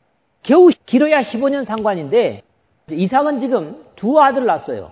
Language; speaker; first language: Korean; native; Korean